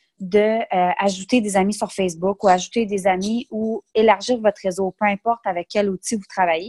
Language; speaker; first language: French; native; French